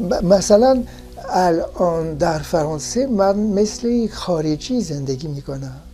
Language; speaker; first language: Persian; non-native, fluent; French